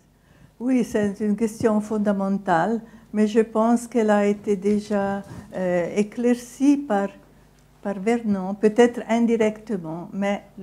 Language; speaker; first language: French; non-native, fluent; Italian